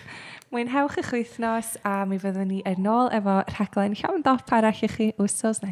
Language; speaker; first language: Welsh; native; Welsh